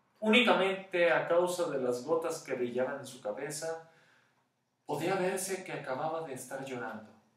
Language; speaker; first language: Spanish; native; Spanish